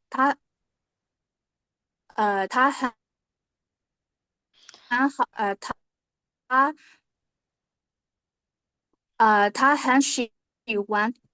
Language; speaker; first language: Chinese; non-native, learner; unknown